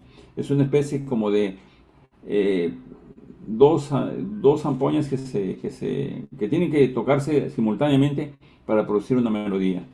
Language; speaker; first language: Spanish; native; Spanish